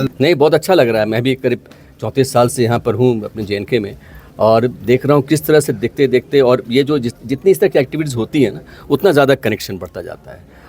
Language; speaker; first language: Hindi; native; Hindi